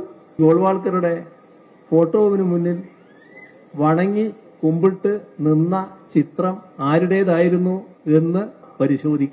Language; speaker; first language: Malayalam; native; Malayalam